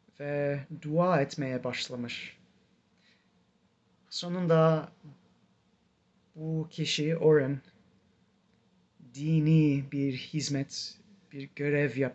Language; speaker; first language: Turkish; non-native, fluent; English